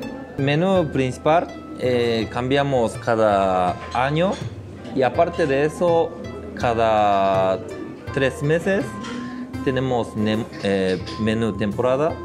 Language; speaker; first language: Spanish; non-native, fluent; Japanese